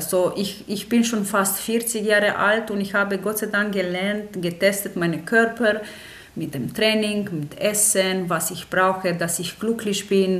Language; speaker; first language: German; non-native, fluent; Romanian